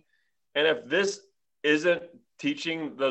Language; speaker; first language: English; early bilingual, other home language; Armenian